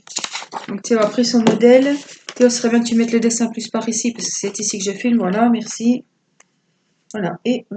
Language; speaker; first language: French; native; French